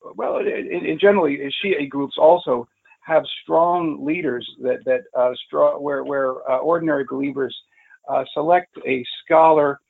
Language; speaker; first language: English; native; English